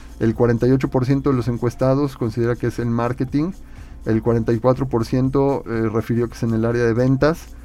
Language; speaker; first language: Spanish; native; Spanish